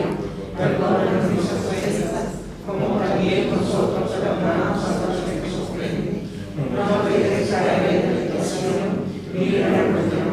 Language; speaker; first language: Spanish; non-native, fluent; Croatian